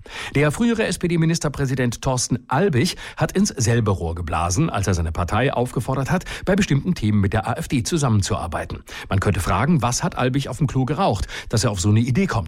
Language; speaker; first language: German; native; German